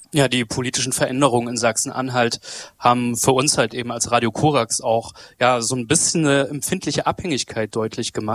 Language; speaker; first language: German; native; German